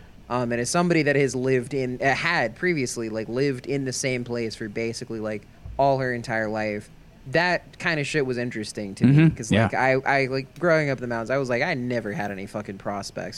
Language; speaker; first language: English; native; English